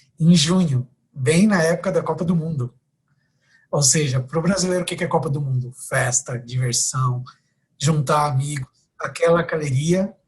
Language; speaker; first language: Portuguese; native; Portuguese